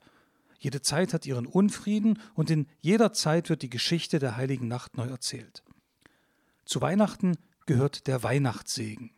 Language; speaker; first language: German; native; German